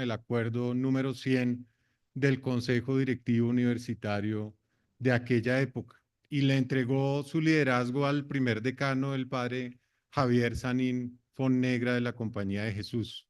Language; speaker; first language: Spanish; native; Spanish